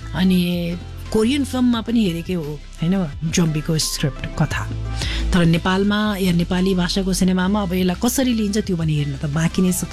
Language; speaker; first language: Nepali; native; Nepali